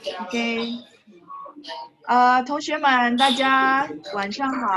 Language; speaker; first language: Chinese; non-native, fluent; Indonesian